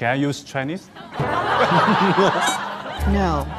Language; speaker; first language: English; non-native, learner; Chinese